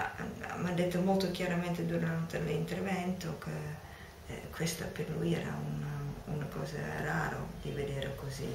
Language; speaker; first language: Italian; non-native, fluent; Dutch